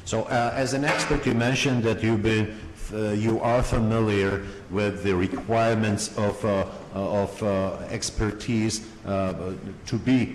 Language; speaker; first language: English; non-native, fluent; Georgian